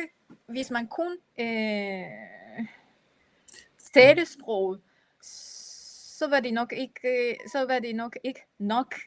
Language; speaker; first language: Danish; non-native, fluent; Japanese